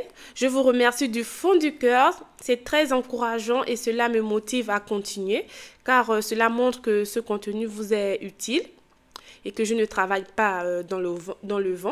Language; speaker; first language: French; native; French